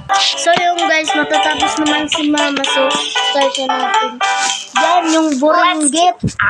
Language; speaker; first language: Filipino; non-native, local second language; Waray